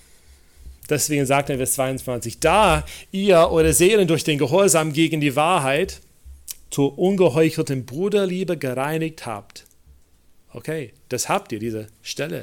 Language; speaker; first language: German; non-native, fluent; English